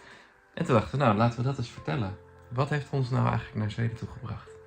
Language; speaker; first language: Dutch; native; Dutch